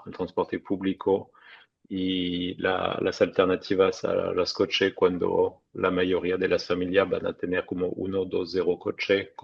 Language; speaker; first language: Spanish; non-native, fluent; French